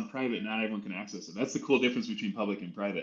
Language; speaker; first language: English; native; English